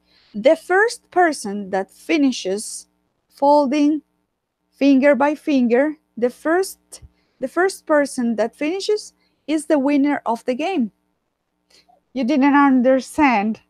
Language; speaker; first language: English; non-native, fluent; Spanish